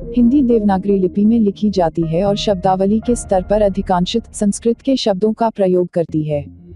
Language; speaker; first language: Hindi; native; Hindi